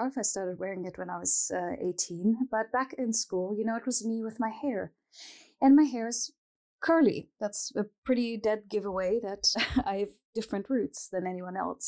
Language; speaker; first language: English; non-native, fluent; German